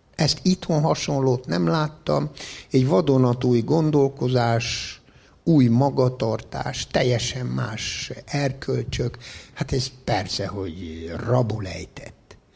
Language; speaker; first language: Hungarian; native; Hungarian